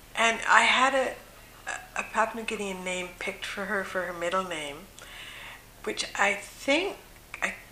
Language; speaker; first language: English; native; English